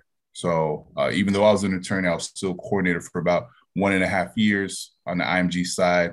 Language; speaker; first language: English; native; English